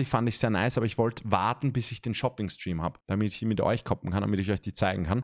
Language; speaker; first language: German; native; German